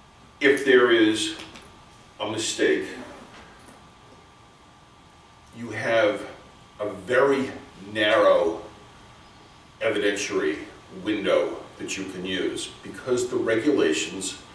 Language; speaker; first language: English; native; English